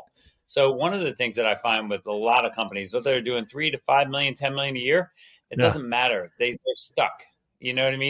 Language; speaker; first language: English; native; English